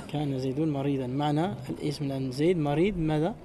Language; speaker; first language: Arabic; non-native, fluent; French